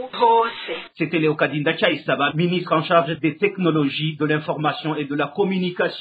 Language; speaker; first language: French; non-native, local second language; Rundi